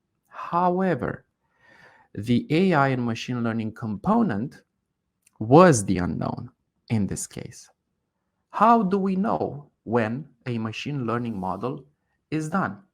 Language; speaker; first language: English; non-native, fluent; Romanian